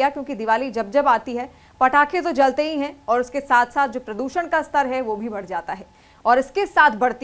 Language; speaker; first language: Hindi; native; Hindi